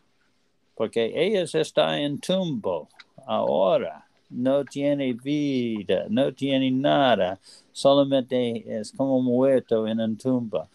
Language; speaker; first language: Spanish; non-native, learner; English